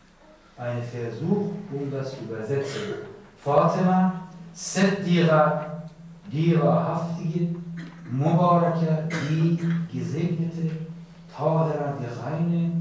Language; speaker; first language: German; non-native, learner; Persian